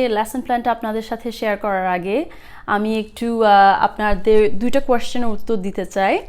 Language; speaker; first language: Bangla; early bilingual, heritage; Bangla